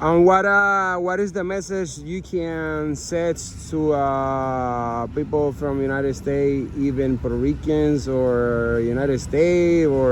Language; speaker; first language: English; non-native, learner; Spanish